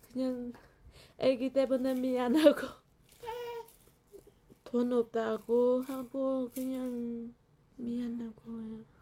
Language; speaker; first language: Korean; non-native, learner; Vietnamese